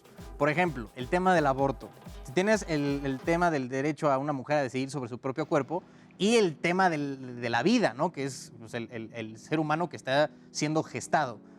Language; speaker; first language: Spanish; native; Spanish